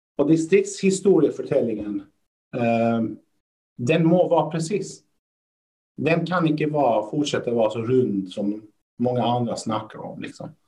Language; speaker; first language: Swedish; early bilingual, other home language; Persian